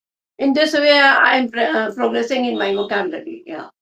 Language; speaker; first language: English; non-native, local second language; Hindi